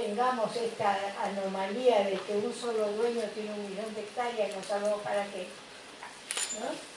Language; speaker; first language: Spanish; native; Spanish